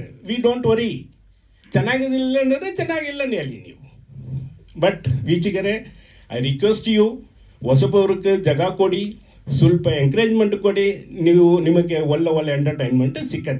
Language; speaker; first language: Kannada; non-native, learner; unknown